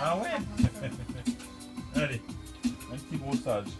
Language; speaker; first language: French; native; French